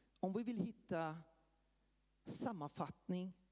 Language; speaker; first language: Swedish; early bilingual, heritage; Swedish